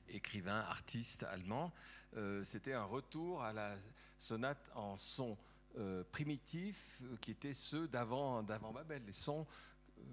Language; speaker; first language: French; native; French